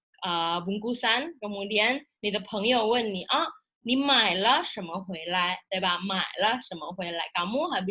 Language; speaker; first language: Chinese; non-native, fluent; Indonesian